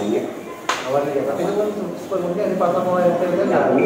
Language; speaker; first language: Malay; non-native, local second language; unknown